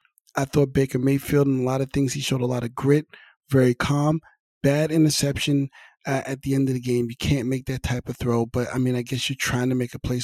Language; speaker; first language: English; native; English